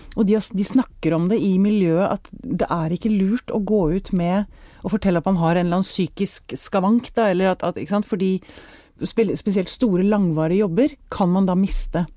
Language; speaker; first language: Norwegian; native; Norwegian